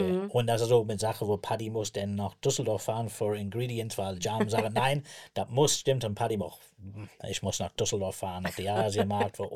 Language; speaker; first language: German; non-native, learner; English